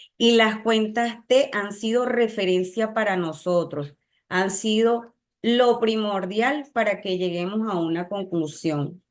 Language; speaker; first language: Spanish; native; Spanish